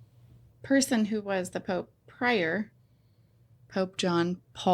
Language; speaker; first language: English; native; English